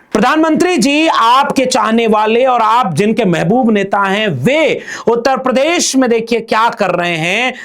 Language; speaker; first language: Hindi; native; Hindi